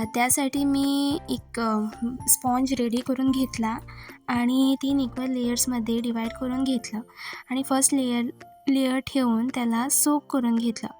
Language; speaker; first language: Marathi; non-native, local second language; Konkani